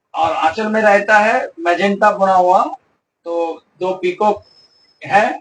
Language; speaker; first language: Hindi; non-native, local second language; Bangla